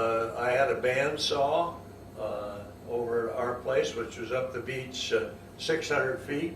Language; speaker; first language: English; native; English